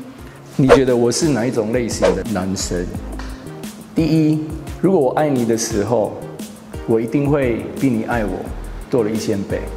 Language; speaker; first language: Chinese; non-native, fluent; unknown